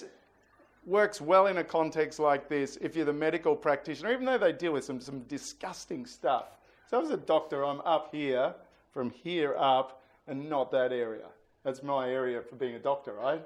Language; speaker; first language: English; native; English